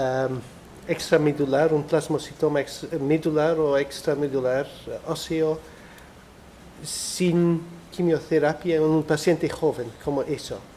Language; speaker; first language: Spanish; non-native, fluent; Dutch